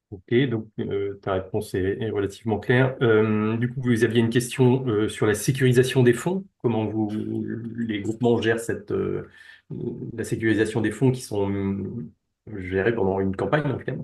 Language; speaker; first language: French; native; French